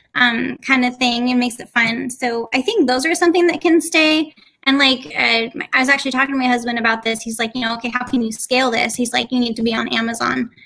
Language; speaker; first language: English; native; English